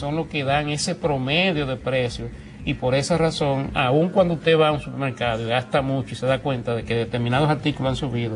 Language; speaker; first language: Spanish; native; Spanish